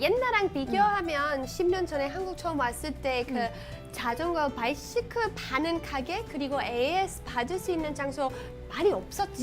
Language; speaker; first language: Korean; non-native, learner; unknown